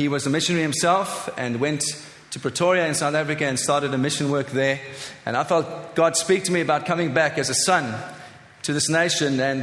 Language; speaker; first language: English; native; English